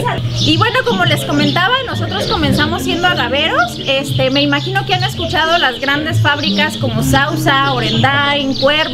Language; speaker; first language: Spanish; native; Spanish